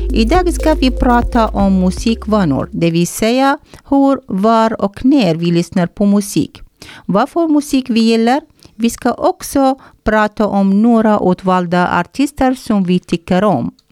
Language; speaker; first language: Swedish; non-native, learner; Arabic